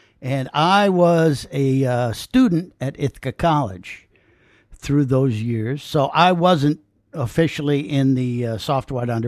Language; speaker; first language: English; native; English